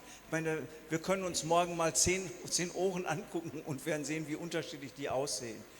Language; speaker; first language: German; native; German